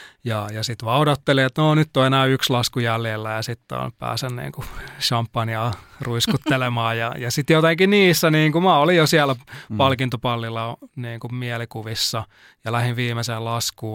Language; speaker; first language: Finnish; native; Finnish